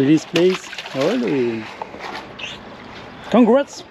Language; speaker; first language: English; non-native, learner; French